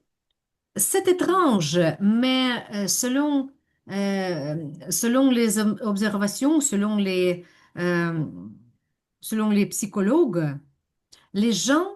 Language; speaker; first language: French; non-native, fluent; Ukrainian